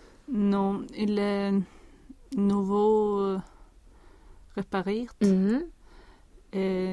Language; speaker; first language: French; non-native, learner; Swedish